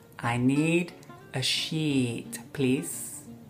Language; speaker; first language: English; native; English